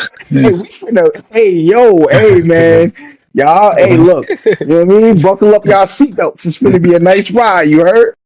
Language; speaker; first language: English; native; English